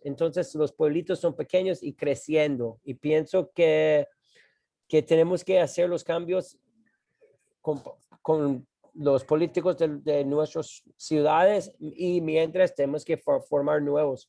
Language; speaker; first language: Spanish; non-native, fluent; English